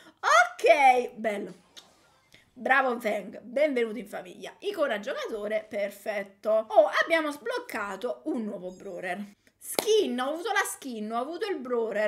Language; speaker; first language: Italian; native; Italian